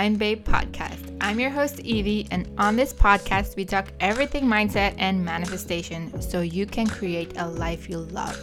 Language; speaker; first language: English; non-native, fluent; Dutch